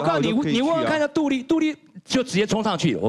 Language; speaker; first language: Chinese; native; Chinese